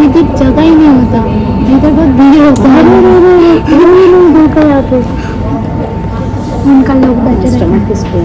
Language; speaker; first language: Hindi; non-native, local second language; Kannada